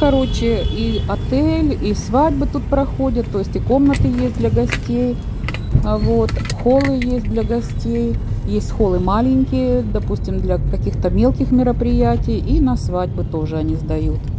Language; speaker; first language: Russian; native; Russian